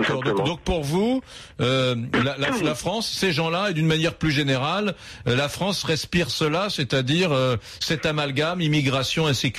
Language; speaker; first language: French; native; French